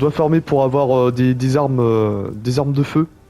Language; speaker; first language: French; native; French